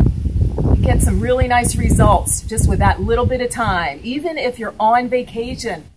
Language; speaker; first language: English; native; English